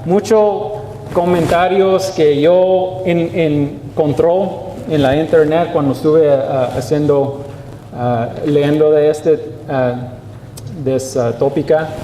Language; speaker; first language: Spanish; non-native, learner; English